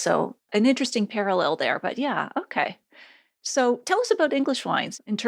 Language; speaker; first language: English; native; English